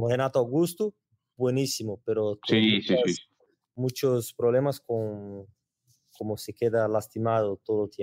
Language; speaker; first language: Spanish; non-native, learner; Portuguese